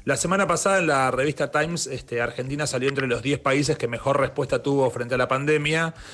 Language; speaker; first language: Spanish; native; Spanish